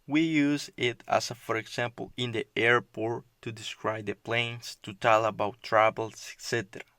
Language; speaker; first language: English; non-native, learner; Spanish